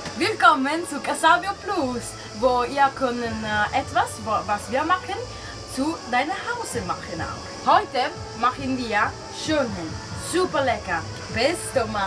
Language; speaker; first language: German; non-native, learner; Italian